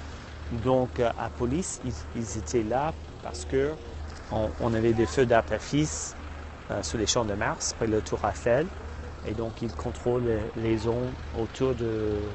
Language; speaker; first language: French; non-native, fluent; English